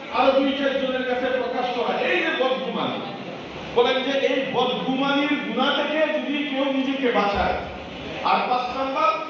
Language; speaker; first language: Bangla; native; Bangla